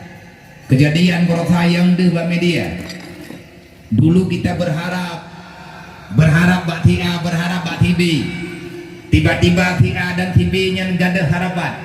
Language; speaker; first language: Indonesian; non-native, local second language; Achinese